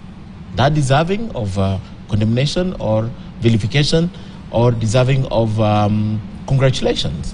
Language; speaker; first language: English; non-native, local second language; Swahili